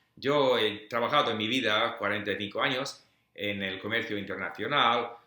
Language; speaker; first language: Spanish; non-native, fluent; English